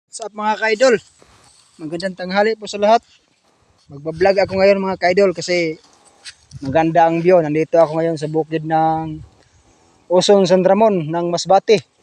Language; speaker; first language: Filipino; non-native, local second language; Masbatenyo